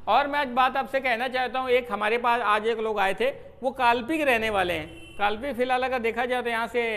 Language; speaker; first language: Hindi; native; Hindi